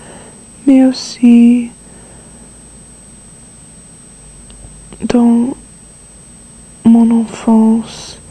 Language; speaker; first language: French; non-native, learner; English